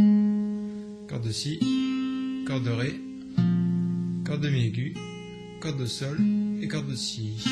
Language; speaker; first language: French; native; French